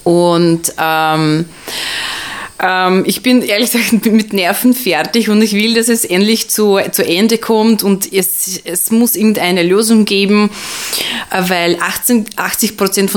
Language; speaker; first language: German; non-native, fluent; Russian